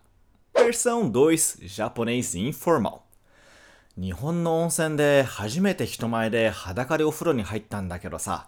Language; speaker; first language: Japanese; non-native, fluent; Portuguese